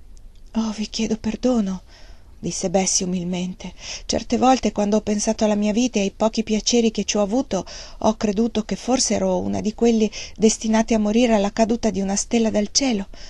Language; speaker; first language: Italian; native; Italian